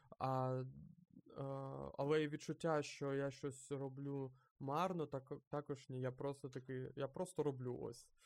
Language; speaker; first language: Ukrainian; non-native, local second language; Russian